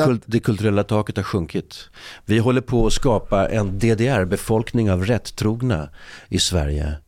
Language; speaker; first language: Swedish; native; Swedish